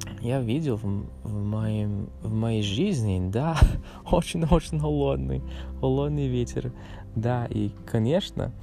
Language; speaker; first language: Russian; non-native, learner; English